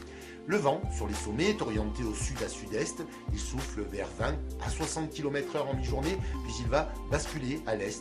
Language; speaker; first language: French; native; French